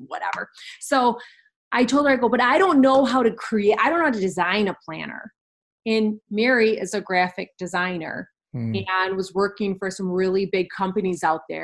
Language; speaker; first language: English; native; English